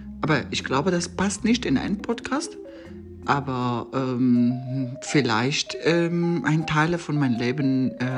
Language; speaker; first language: German; non-native, learner; Persian